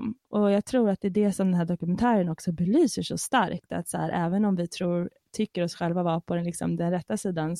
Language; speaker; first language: Swedish; native; Swedish